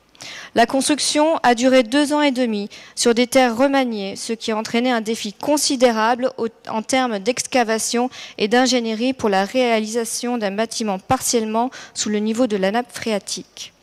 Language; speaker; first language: French; native; French